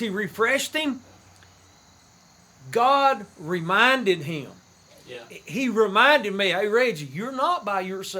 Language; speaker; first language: English; native; English